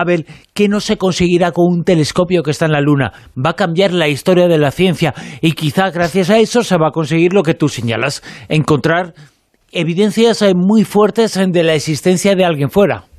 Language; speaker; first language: Spanish; native; Spanish